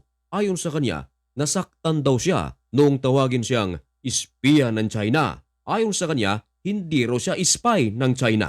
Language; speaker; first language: Filipino; native; Filipino